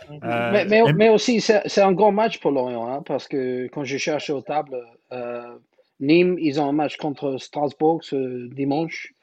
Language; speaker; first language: French; non-native, learner; English